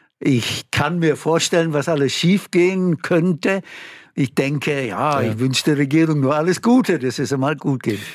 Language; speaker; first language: German; non-native, fluent; English